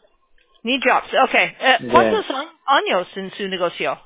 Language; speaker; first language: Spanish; non-native, learner; English